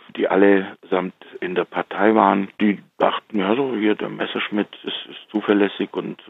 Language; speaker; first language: German; early bilingual, heritage; Slovak